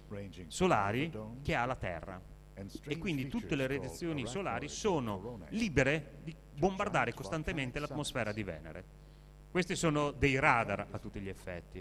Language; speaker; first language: Italian; native; Italian